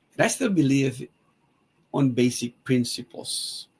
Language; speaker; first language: English; non-native, local second language; Filipino